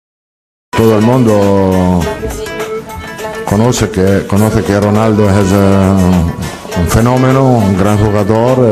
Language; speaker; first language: Spanish; non-native, learner; Italian